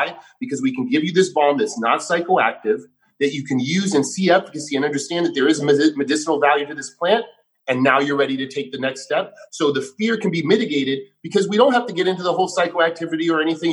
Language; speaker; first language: English; native; English